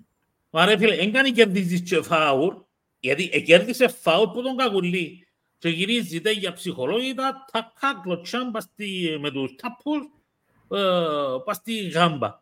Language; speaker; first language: Greek; native; Greek